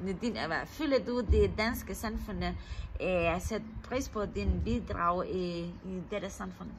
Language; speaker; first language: Danish; non-native, learner; Spanish